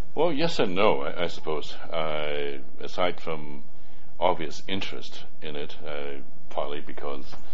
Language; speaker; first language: English; early bilingual, other home language; Cantonese